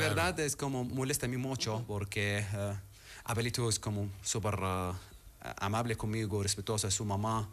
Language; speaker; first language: Spanish; non-native, learner; Arabic